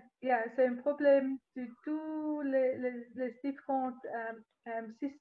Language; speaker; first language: French; non-native, learner; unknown